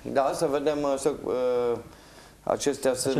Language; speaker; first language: Romanian; native; Romanian